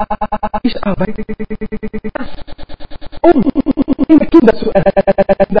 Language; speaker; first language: German; non-native, learner; Arabic